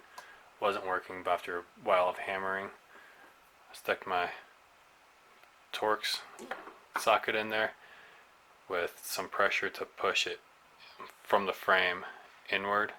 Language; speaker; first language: English; native; English